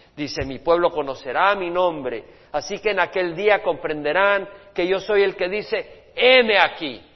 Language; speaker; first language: Spanish; native; Spanish